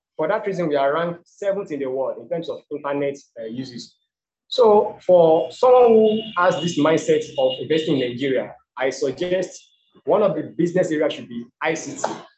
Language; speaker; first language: English; non-native, local second language; Yoruba